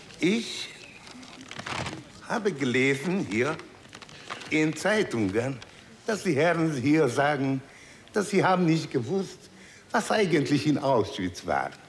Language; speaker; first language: German; non-native, fluent; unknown